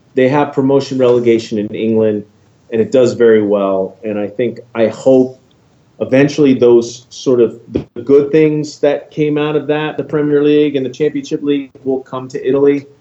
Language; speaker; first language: English; native; English